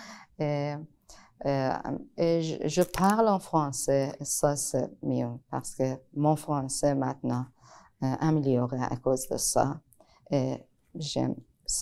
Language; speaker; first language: French; non-native, learner; Persian